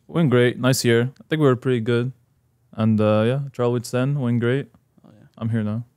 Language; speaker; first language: English; non-native, fluent; Arabic